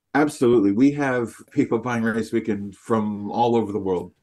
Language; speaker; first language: English; native; English